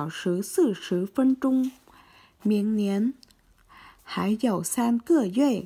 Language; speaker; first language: Chinese; non-native, learner; Vietnamese